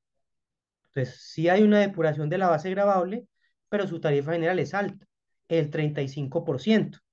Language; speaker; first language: Spanish; native; Spanish